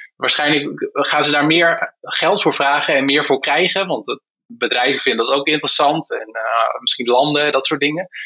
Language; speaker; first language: Dutch; native; Dutch